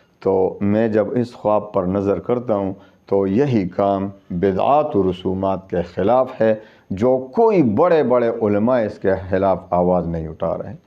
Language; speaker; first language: Urdu; non-native, local second language; Pashto